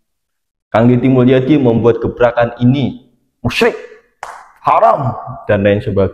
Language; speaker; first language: Indonesian; native; Indonesian